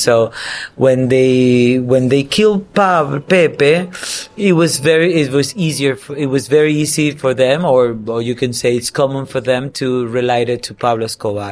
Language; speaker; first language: English; non-native, fluent; Spanish